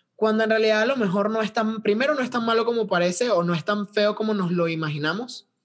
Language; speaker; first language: Spanish; native; Spanish